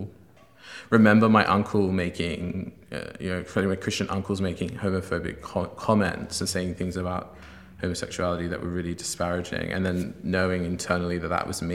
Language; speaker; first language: English; native; English